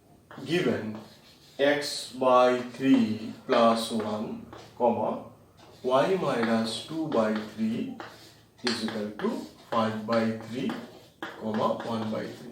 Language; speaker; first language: English; non-native, local second language; Bangla